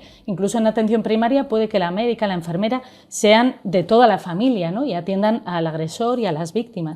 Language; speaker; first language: Spanish; native; Spanish